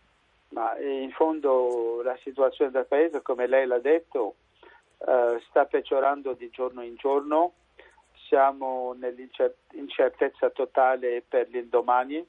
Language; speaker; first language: Italian; non-native, fluent; Arabic